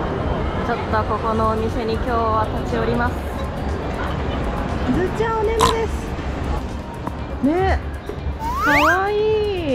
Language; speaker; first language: Japanese; native; Japanese